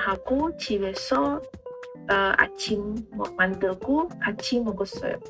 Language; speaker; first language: Korean; non-native, learner; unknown